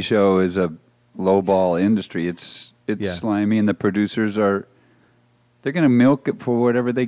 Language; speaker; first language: English; native; English